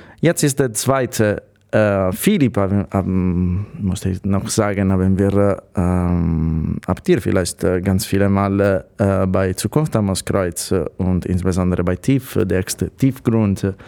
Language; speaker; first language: German; non-native, fluent; Italian